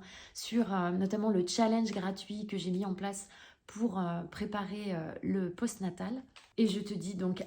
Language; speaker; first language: French; native; French